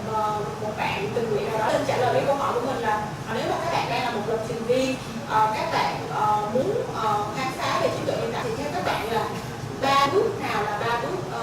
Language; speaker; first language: Vietnamese; native; Vietnamese